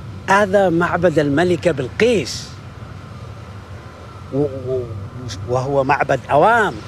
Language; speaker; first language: Arabic; native; Arabic